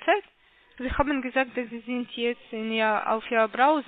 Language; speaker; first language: German; non-native, learner; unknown